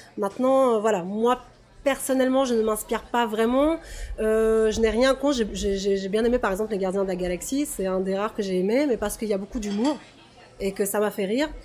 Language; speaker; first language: French; non-native, fluent; Russian